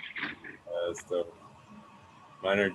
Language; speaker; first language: English; native; English